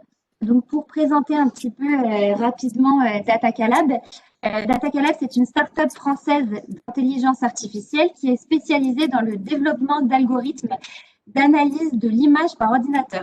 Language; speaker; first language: French; native; French